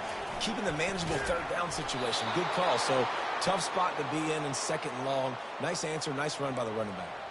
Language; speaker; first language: English; native; English